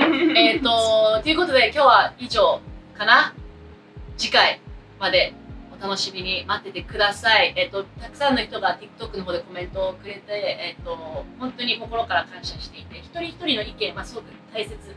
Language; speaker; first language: Japanese; early bilingual, heritage; Japanese